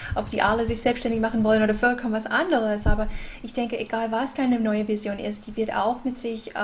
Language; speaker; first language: German; non-native, fluent; English